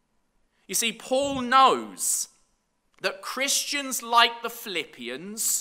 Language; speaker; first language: English; native; English